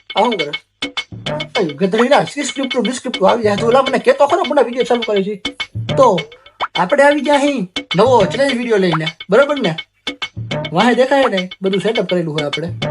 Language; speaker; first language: Gujarati; native; Gujarati